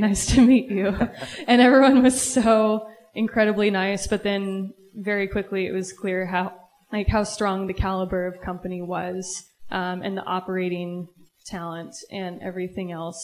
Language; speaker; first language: English; native; English